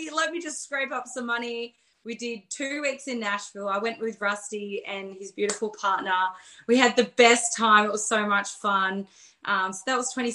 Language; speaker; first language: English; native; English